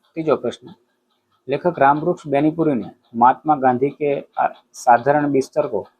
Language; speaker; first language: Hindi; non-native, local second language; Gujarati